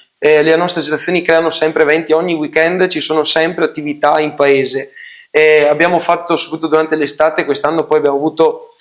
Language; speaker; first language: Italian; native; Italian